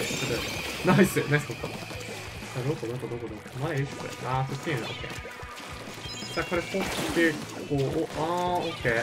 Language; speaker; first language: Japanese; native; Japanese